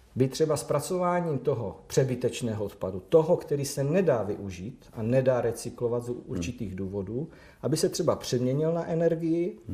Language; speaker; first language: Czech; native; Czech